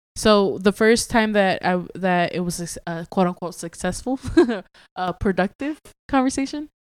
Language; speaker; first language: English; early bilingual, other home language; Spanish